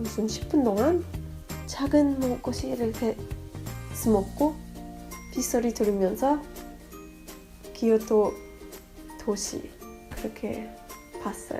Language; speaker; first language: Korean; non-native, fluent; French